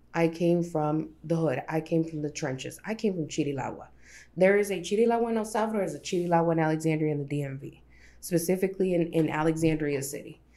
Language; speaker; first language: English; early bilingual, other home language; Spanish